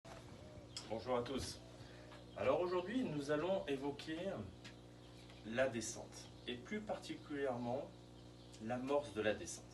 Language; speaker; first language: French; native; French